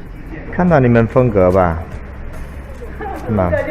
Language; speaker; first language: Chinese; non-native, learner; Italian